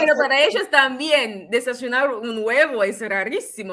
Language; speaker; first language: Spanish; non-native, fluent; English